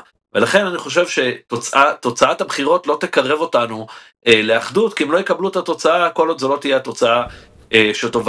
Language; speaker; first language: Hebrew; native; Hebrew